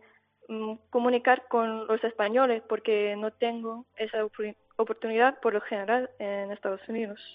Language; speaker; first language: Spanish; non-native, fluent; English